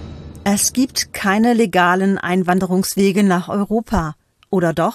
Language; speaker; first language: German; native; German